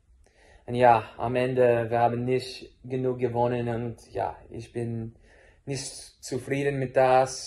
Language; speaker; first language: German; non-native, learner; English